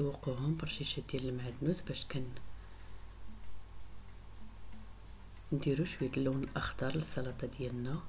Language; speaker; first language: Arabic; native; Arabic